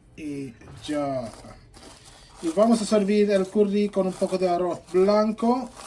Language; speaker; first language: Spanish; non-native, fluent; Sylheti